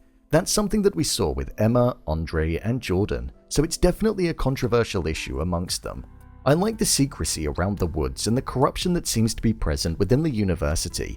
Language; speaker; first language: English; native; English